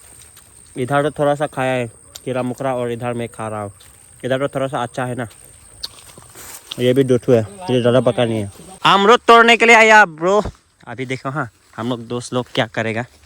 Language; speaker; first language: Hindi; non-native, local second language; Karbi